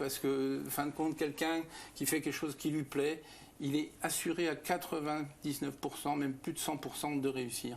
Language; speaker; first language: French; native; French